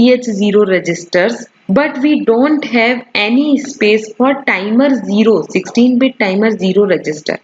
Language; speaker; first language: English; non-native, local second language; Hindi